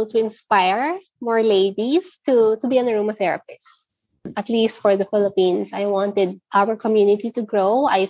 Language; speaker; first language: English; non-native, local second language; Filipino